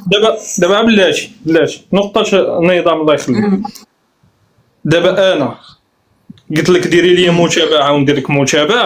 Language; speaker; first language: Arabic; native; Arabic